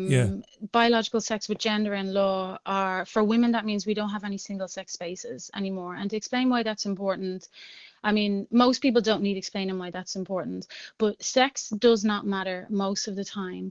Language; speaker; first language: English; native; English